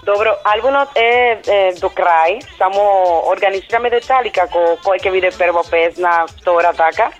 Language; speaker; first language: Macedonian; non-native, learner; Spanish